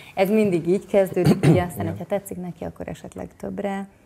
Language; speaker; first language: Hungarian; native; Hungarian